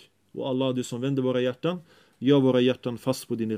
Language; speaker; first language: Swedish; early bilingual, other home language; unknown